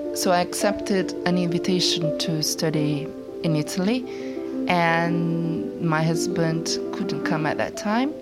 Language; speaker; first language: English; non-native, fluent; Portuguese